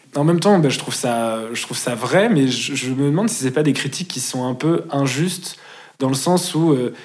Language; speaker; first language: French; native; French